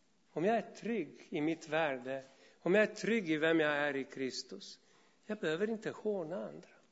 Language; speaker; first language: Swedish; non-native, fluent; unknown